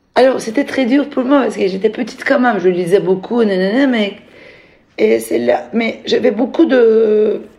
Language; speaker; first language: French; non-native, fluent; Turkish